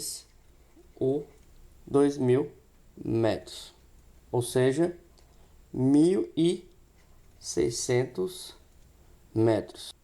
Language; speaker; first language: Portuguese; native; Portuguese